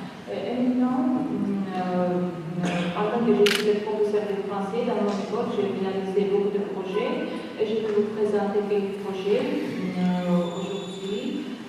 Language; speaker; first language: French; non-native, fluent; Georgian